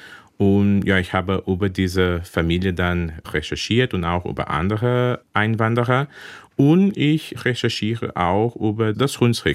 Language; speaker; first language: German; early bilingual, heritage; German